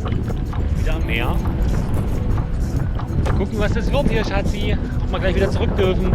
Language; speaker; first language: German; native; German